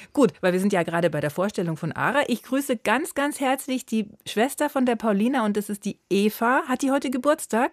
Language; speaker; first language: German; native; German